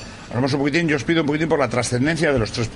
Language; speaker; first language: Spanish; native; Spanish